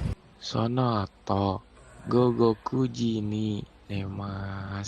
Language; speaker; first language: Japanese; non-native, learner; Indonesian